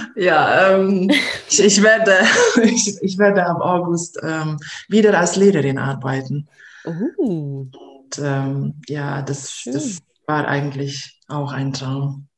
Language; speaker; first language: German; non-native, fluent; Hungarian